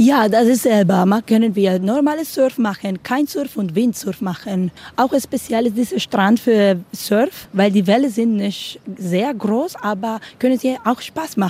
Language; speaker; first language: German; non-native, learner; Spanish